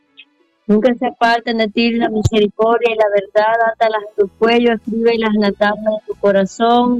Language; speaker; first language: Spanish; native; Spanish